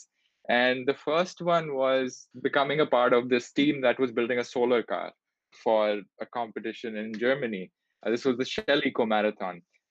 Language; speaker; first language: English; non-native, local second language; Hindi